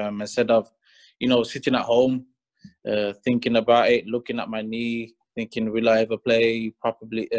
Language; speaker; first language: English; native; English